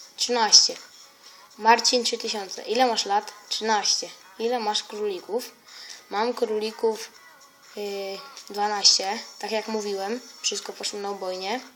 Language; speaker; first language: Polish; native; Polish